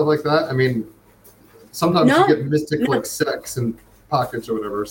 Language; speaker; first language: English; native; English